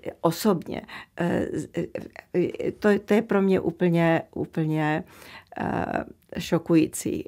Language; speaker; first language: Czech; early bilingual, heritage; Czech